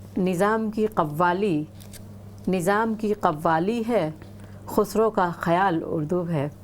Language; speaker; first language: Urdu; native; Urdu